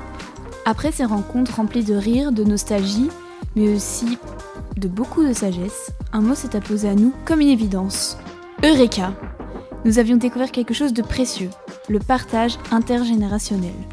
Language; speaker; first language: French; native; French